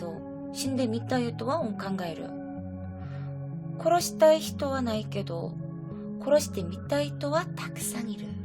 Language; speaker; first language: Japanese; non-native, fluent; Korean